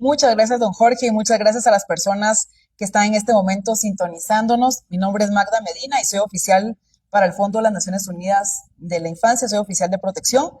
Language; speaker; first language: Spanish; native; Spanish